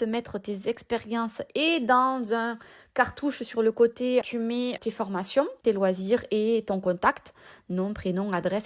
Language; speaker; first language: French; native; French